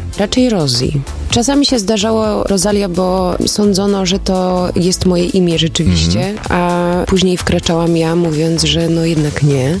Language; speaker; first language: Polish; early bilingual, heritage; Polish